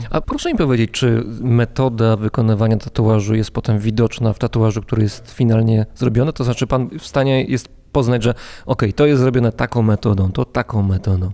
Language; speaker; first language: Polish; native; Polish